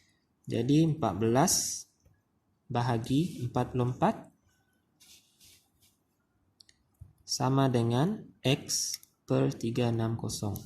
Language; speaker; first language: Malay; native; Malay